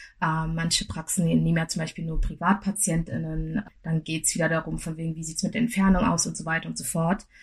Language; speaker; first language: German; early bilingual, other home language; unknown